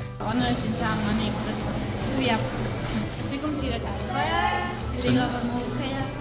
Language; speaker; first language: Korean; non-native, learner; Spanish